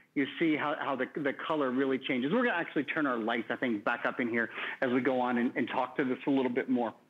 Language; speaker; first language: English; native; English